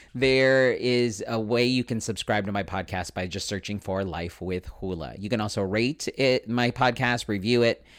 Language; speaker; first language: English; native; English